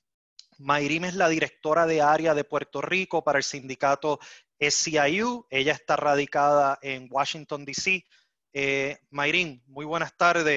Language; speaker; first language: Spanish; native; Spanish